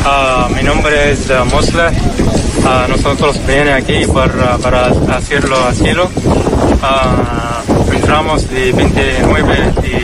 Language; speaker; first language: Spanish; non-native, learner; Arabic